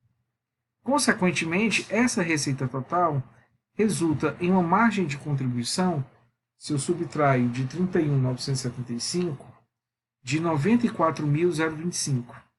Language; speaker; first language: Portuguese; native; Portuguese